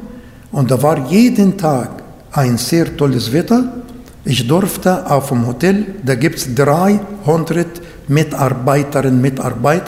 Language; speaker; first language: German; non-native, fluent; Arabic